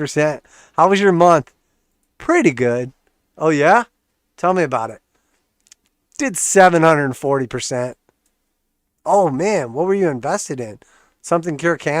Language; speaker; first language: English; native; English